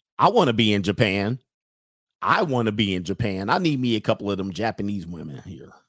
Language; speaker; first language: English; native; English